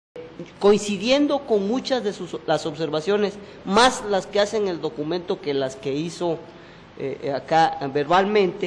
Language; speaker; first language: Spanish; native; Spanish